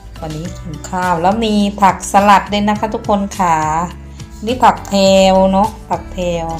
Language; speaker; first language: Thai; non-native, local second language; Northeastern Thai